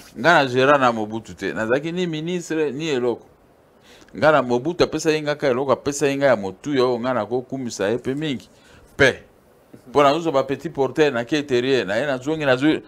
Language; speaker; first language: Lingala; native; Lingala